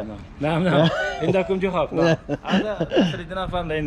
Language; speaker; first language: Arabic; non-native, learner; Uzbek